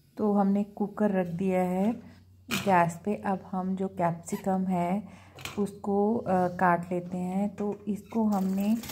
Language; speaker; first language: Hindi; native; Hindi